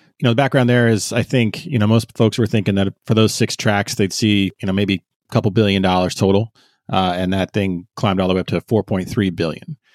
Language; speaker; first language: English; native; English